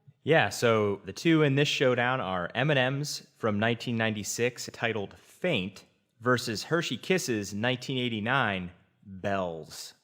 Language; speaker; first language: English; native; English